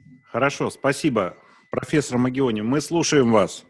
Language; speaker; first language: Russian; native; Russian